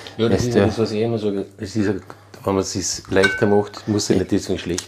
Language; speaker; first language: German; native; German